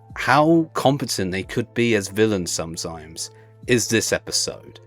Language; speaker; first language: English; native; English